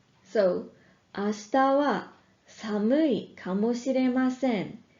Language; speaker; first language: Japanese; non-native, fluent; English